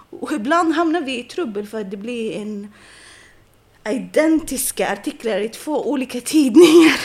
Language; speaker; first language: Swedish; non-native, fluent; Arabic